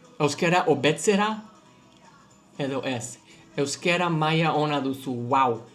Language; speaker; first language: Basque; non-native, learner; English